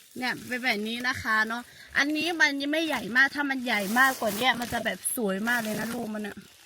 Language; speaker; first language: Thai; non-native, local second language; Lahu